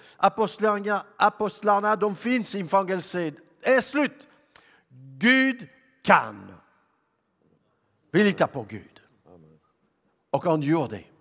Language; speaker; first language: Swedish; non-native, learner; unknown